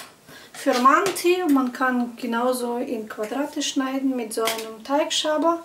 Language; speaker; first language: German; non-native, fluent; Russian